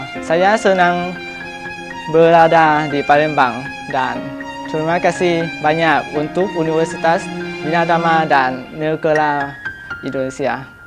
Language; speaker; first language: Indonesian; non-native, learner; Lao